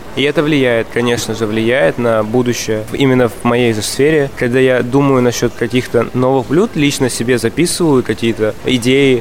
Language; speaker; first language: Russian; early bilingual, other home language; Uzbek